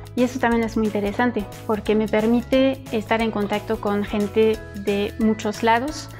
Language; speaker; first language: Spanish; non-native, fluent; French